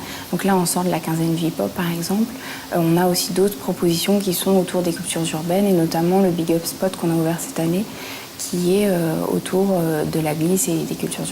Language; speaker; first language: French; native; French